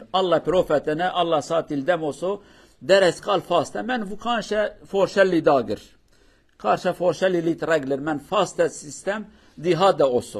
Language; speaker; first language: Norwegian; non-native, learner; Kurdish